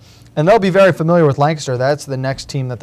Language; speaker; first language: English; native; English